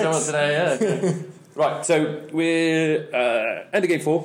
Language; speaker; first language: English; native; English